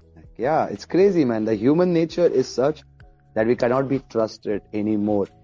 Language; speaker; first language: English; early bilingual, other home language; Arabic